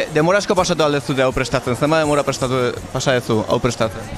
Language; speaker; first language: Basque; native; Basque